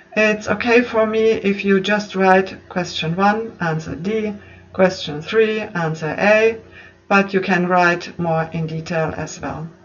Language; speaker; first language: English; non-native, fluent; German